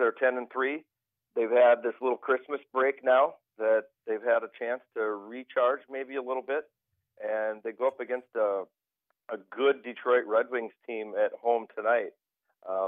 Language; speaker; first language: English; native; English